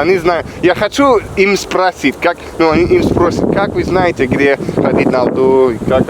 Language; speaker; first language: Russian; non-native, learner; English